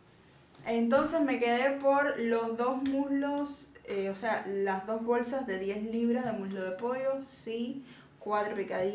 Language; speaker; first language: Spanish; native; Spanish